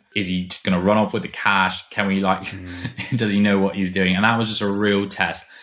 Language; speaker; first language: English; non-native, fluent; German